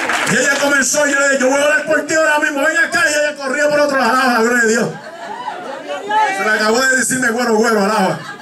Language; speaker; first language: Spanish; early bilingual, heritage; Spanish